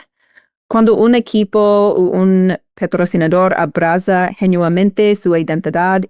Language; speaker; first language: Spanish; non-native, fluent; English